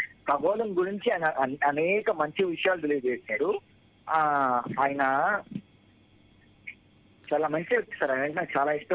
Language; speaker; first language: Telugu; native; Telugu